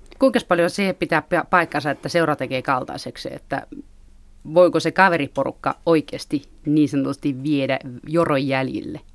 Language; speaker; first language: Finnish; native; Finnish